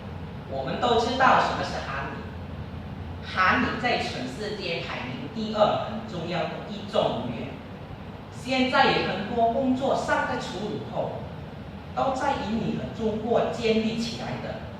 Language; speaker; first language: Chinese; non-native, learner; Indonesian